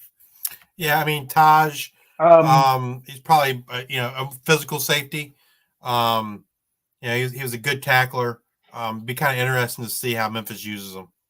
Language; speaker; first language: English; native; English